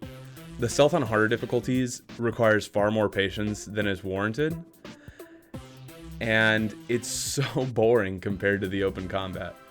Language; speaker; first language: English; native; English